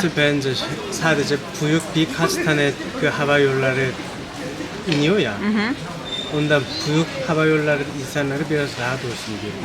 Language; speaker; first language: Turkish; non-native, learner; Korean